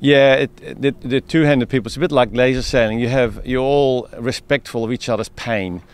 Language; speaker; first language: English; native; English